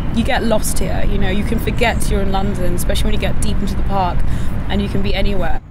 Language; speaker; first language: English; native; English